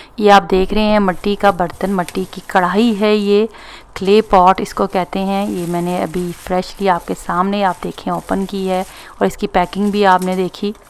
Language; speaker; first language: Urdu; non-native, local second language; Punjabi